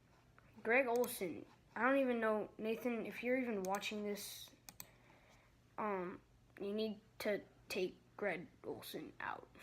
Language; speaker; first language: English; native; English